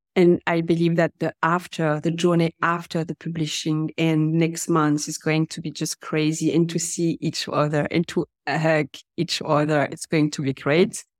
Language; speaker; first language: English; non-native, fluent; French